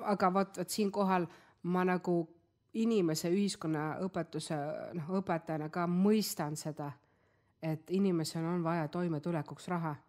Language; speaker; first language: Estonian; non-native, local second language; Russian